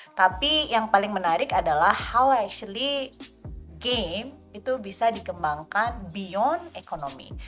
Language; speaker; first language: Indonesian; native; Indonesian